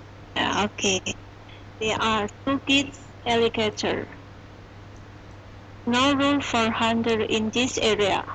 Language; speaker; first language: English; non-native, learner; Indonesian